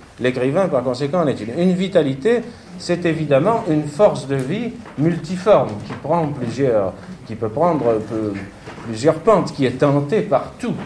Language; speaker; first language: French; native; French